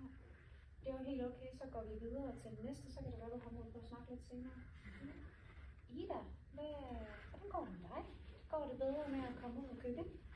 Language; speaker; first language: Danish; native; Danish